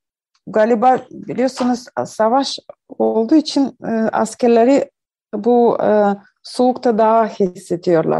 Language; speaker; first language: Turkish; non-native, learner; Ukrainian